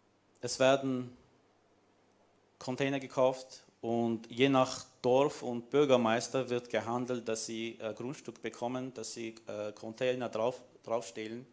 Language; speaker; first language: German; non-native, fluent; Armenian